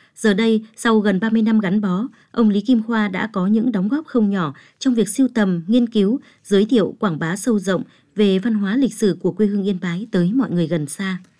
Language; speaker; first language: Vietnamese; native; Vietnamese